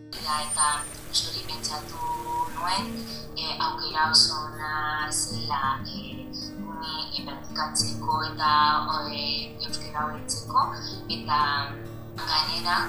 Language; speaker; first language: Basque; non-native, learner; Spanish